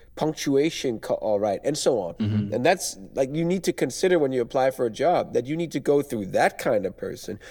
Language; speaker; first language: English; non-native, fluent; Danish